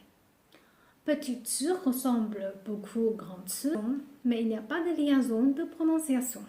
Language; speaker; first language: French; non-native, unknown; Japanese